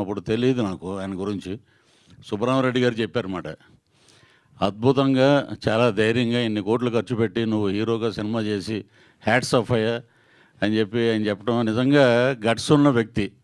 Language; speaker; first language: Telugu; native; Telugu